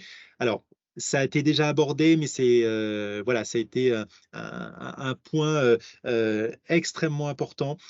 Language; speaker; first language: French; native; French